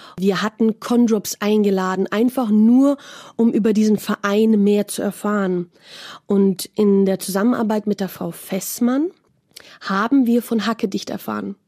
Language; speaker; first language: German; native; German